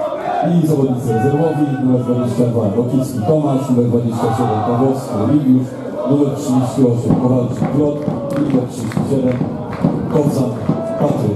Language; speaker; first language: Polish; native; Polish